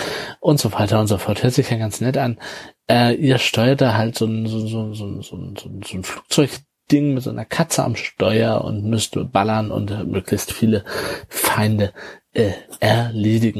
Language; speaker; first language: German; native; German